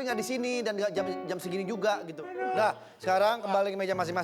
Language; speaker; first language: Indonesian; native; Indonesian